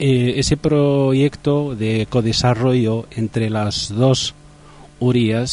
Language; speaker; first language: Spanish; non-native, fluent; Riffian